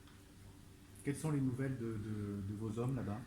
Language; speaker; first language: French; native; French